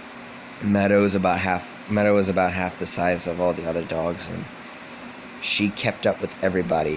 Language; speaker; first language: English; native; English